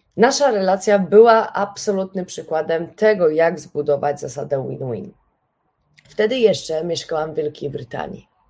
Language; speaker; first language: Polish; native; Polish